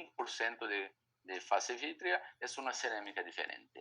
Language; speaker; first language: Spanish; non-native, fluent; Portuguese